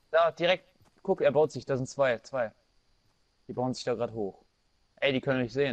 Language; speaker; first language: German; native; German